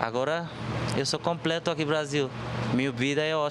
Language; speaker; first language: Portuguese; non-native, learner; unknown